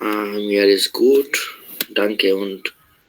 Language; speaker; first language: German; non-native, learner; Bangla